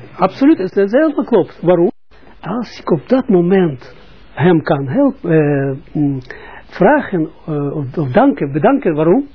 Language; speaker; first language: Dutch; non-native, fluent; Russian